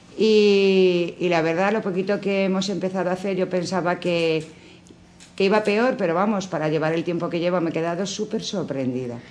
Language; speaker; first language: Spanish; native; Spanish